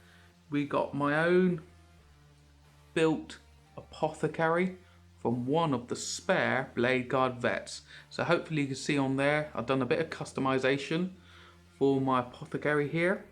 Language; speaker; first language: English; native; English